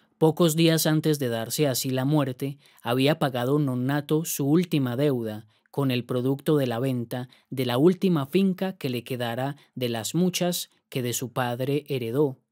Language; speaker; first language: Spanish; native; Spanish